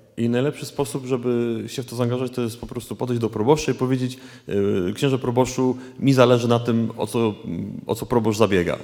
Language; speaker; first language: Polish; native; Polish